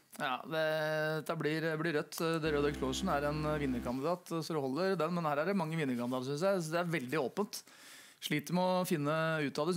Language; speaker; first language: Norwegian; native; Norwegian